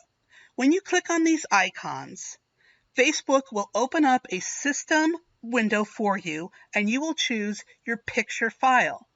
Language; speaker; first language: English; native; English